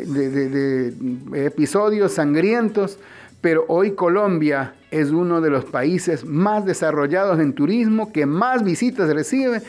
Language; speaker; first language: Spanish; native; Spanish